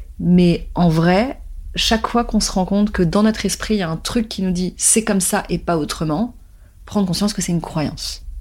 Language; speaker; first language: French; native; French